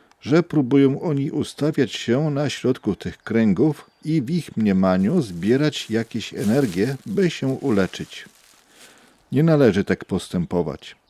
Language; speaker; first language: Polish; native; Polish